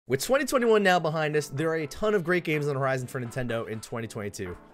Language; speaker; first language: English; native; English